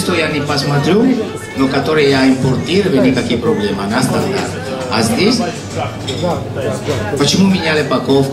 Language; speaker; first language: Russian; non-native, learner; Italian